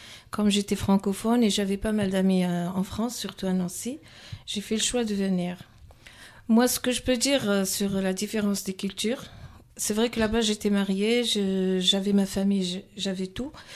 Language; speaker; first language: French; non-native, local second language; Kabyle